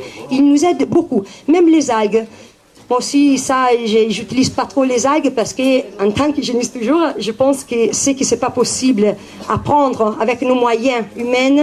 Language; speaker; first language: French; non-native, learner; Italian